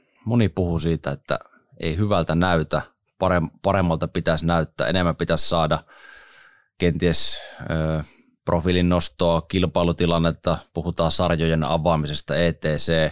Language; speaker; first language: Finnish; native; Finnish